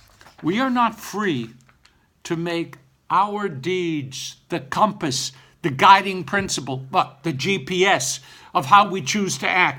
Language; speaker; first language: English; native; English